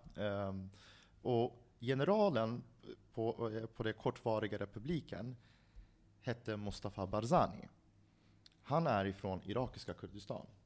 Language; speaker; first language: Swedish; early bilingual, other home language; Central Kurdish